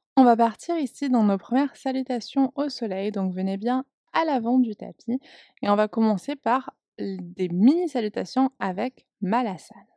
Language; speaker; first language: French; native; French